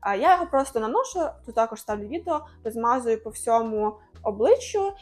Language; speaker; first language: Ukrainian; non-native, local second language; Russian